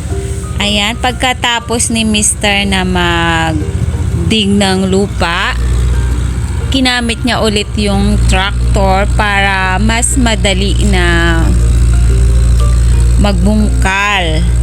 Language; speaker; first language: Filipino; native; Filipino